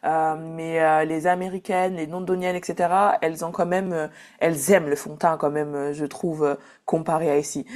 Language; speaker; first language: French; native; French